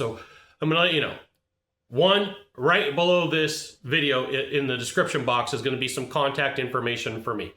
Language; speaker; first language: English; native; English